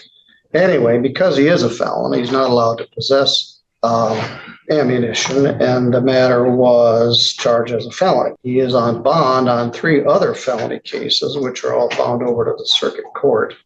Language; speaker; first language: English; native; English